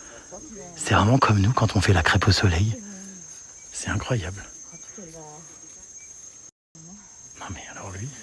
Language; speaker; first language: French; native; French